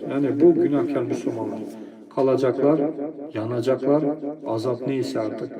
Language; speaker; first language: Turkish; non-native, fluent; Albanian